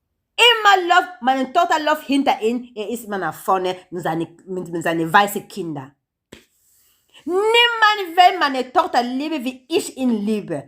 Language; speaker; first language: German; non-native, learner; Lingala